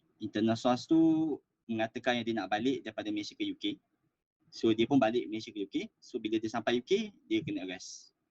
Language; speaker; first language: Malay; native; Malay